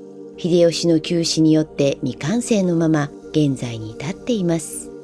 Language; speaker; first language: Japanese; native; Japanese